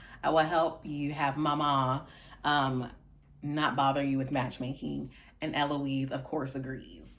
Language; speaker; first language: English; native; English